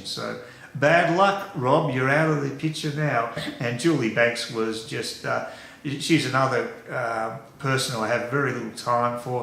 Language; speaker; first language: English; native; English